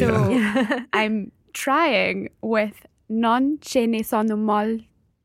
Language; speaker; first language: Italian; non-native, learner; English